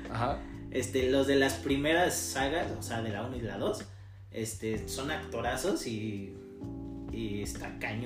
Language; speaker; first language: Spanish; native; Spanish